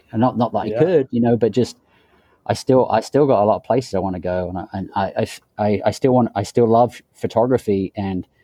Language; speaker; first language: English; native; English